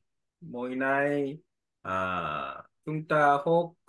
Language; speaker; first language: Vietnamese; non-native, learner; Korean